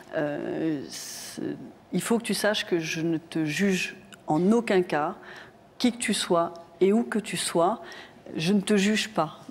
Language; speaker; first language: French; native; French